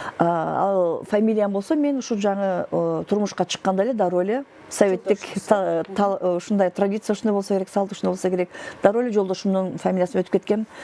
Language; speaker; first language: Kyrgyz; native; Kyrgyz